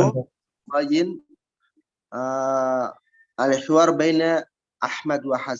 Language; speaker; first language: Arabic; non-native, fluent; Indonesian